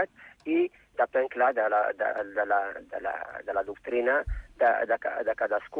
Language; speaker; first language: Catalan; non-native, fluent; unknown